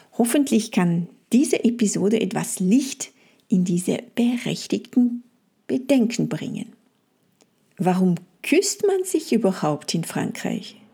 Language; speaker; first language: German; non-native, fluent; French